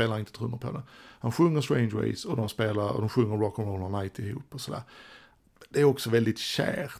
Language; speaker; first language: Swedish; native; Swedish